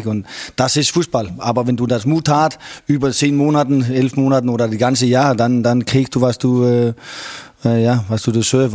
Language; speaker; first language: German; non-native, fluent; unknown